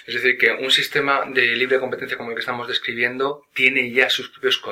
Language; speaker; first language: Spanish; native; Spanish